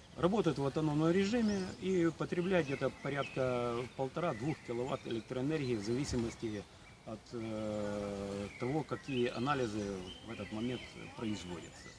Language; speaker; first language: Russian; native; Russian